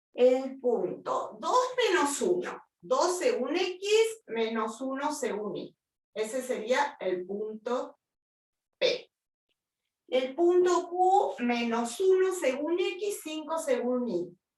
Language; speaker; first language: Spanish; native; Spanish